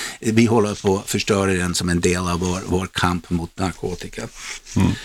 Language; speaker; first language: Swedish; non-native, fluent; English